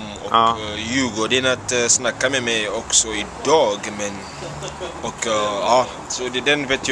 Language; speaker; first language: Swedish; non-native, fluent; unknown